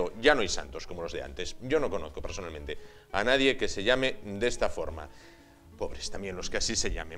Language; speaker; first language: Spanish; native; Spanish